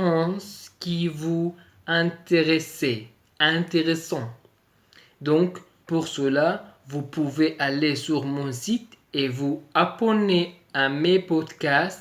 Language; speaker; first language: French; native; French